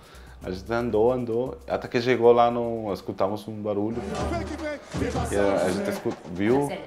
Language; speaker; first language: Portuguese; non-native, fluent; Spanish